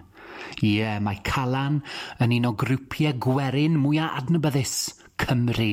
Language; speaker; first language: Welsh; native; Welsh